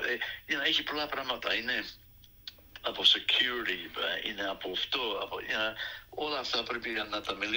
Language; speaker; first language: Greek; early bilingual, heritage; Greek